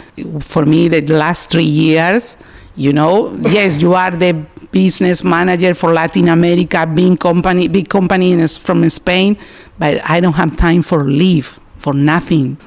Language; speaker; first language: English; non-native, learner; Spanish